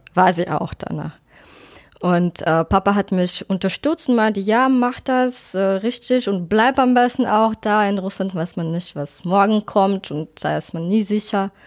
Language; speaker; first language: German; non-native, fluent; Russian